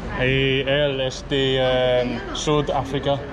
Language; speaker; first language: Spanish; non-native, learner; English